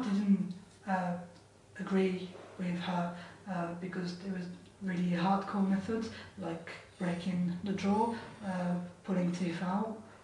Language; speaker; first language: English; non-native, fluent; French